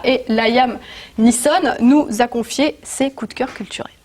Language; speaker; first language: French; native; French